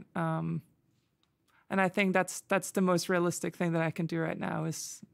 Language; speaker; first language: English; non-native, fluent; Danish